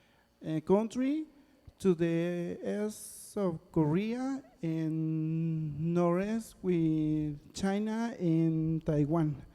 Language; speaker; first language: English; non-native, learner; Spanish